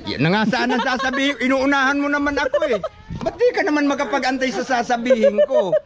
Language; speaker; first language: Filipino; native; Filipino